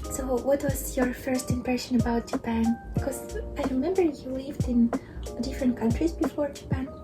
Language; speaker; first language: English; non-native, fluent; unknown